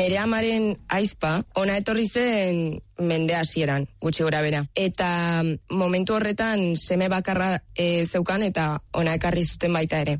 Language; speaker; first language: Basque; early bilingual, other home language; Bulgarian